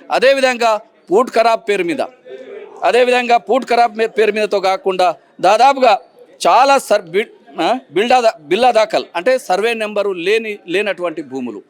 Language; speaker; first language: Telugu; non-native, local second language; Lambadi